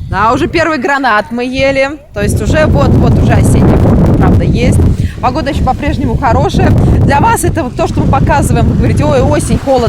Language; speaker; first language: Russian; native; Russian